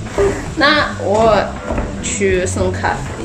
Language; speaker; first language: Chinese; non-native, fluent; Russian